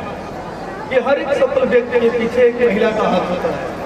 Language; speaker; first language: Hindi; native; Hindi